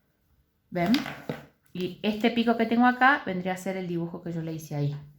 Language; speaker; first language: Spanish; native; Spanish